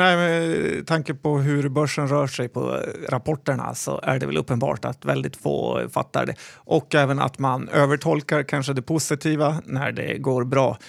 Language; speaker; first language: Swedish; native; Swedish